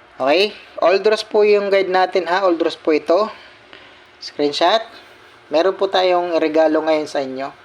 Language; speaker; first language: Filipino; non-native, local second language; Cebuano